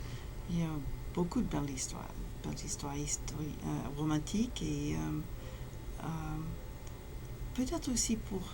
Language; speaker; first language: French; non-native, fluent; English